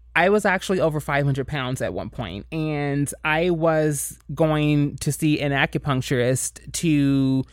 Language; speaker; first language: English; native; English